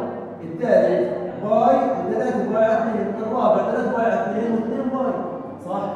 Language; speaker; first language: Arabic; native; Arabic